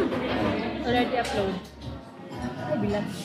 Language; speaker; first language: English; non-native, learner; Cebuano